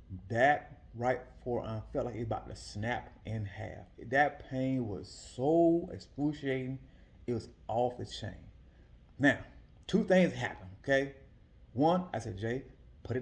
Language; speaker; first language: English; native; English